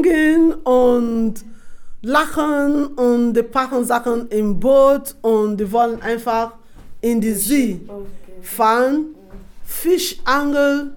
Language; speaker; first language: German; non-native, fluent; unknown